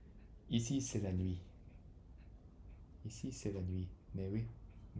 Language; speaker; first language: French; non-native, learner; English